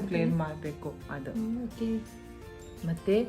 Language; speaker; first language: Kannada; non-native, local second language; Tibetan